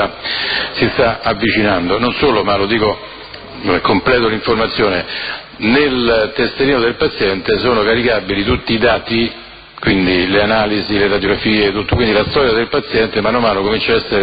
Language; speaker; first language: Italian; native; Italian